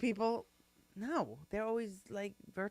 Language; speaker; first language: English; native; English